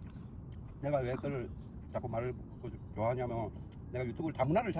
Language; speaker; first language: Korean; native; Korean